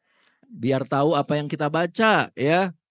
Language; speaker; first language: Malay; non-native, local second language; Sundanese